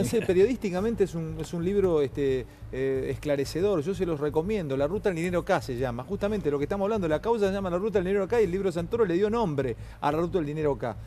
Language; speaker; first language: Spanish; native; Spanish